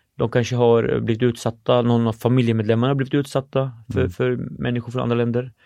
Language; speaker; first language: Swedish; early bilingual, other home language; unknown